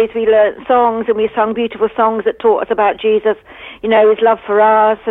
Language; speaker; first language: English; native; English